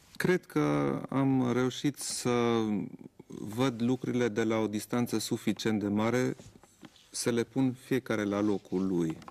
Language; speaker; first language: Romanian; non-native, local second language; German